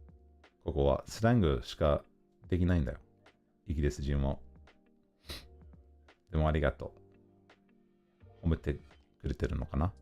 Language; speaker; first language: Japanese; non-native, learner; English